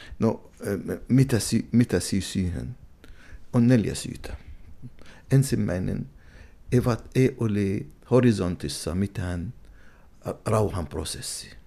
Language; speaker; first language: Finnish; non-native, fluent; Arabic